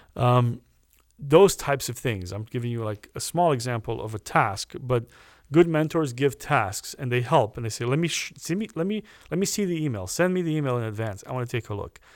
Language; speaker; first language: English; early bilingual, other home language; Romanian